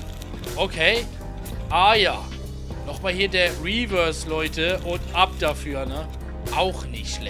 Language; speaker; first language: German; native; German